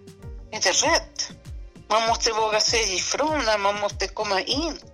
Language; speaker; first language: Swedish; non-native, fluent; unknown